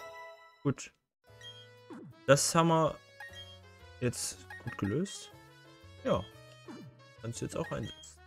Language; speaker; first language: German; native; German